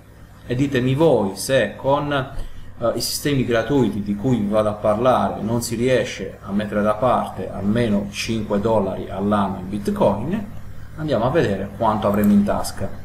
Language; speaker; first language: Italian; native; Italian